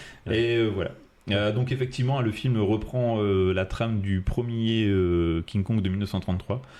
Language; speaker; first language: French; native; French